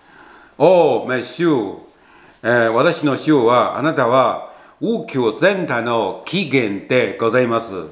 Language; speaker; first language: Japanese; non-native, learner; Chinese